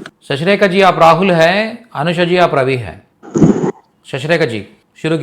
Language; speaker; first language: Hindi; non-native, local second language; Telugu